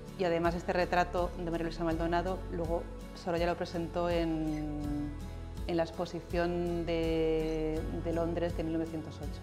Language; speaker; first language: Spanish; native; Spanish